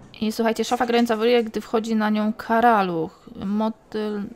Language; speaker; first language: Polish; native; Polish